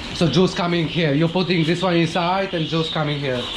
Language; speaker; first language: English; non-native, learner; Polish